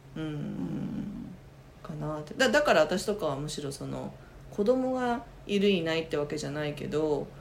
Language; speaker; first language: Japanese; native; Japanese